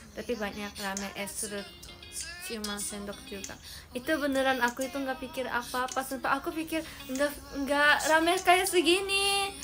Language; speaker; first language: Indonesian; non-native, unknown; Japanese